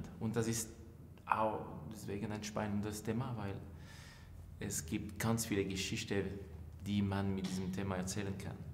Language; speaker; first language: German; non-native, local second language; French